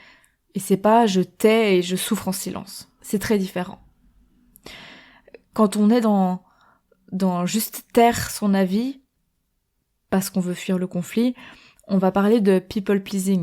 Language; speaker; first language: French; native; French